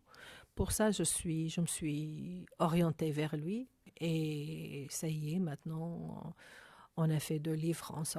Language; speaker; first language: French; non-native, fluent; Arabic